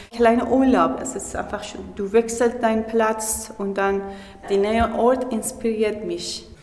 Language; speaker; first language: German; non-native, learner; Persian